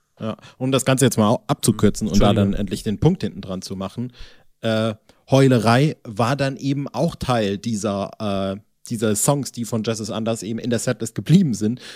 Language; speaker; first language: German; native; German